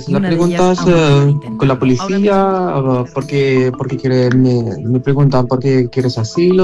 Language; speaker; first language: Spanish; non-native, learner; Arabic